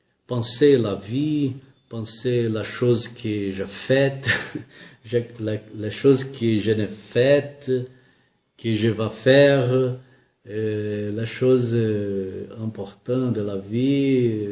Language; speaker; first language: French; non-native, learner; Portuguese